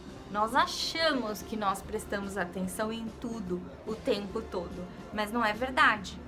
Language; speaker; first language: Portuguese; native; Portuguese